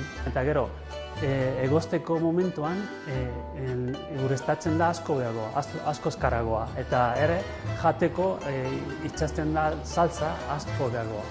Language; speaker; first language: Basque; non-native, learner; Italian